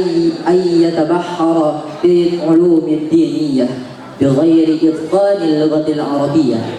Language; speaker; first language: Arabic; non-native, learner; Indonesian